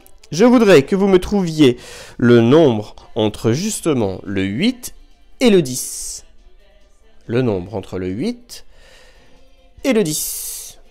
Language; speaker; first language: French; native; French